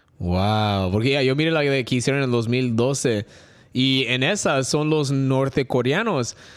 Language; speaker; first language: Spanish; early bilingual, heritage; Spanish